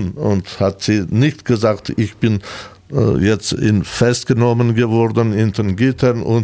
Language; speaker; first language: German; non-native, learner; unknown